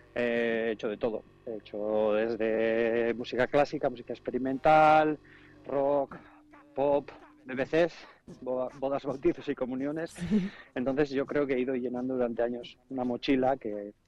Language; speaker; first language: Spanish; non-native, local second language; Basque